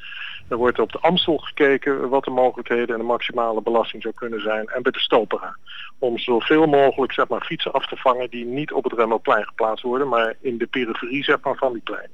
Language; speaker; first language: Dutch; native; Dutch